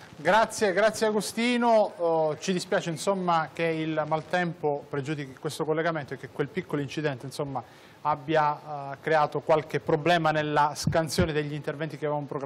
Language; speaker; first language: Italian; native; Italian